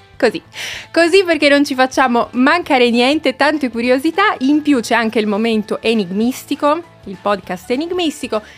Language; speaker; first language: Italian; native; Italian